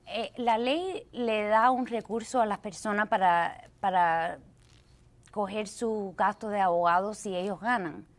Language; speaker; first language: Spanish; early bilingual, heritage; Spanish